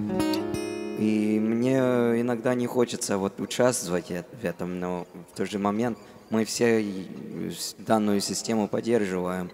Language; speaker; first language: Russian; non-native, fluent; English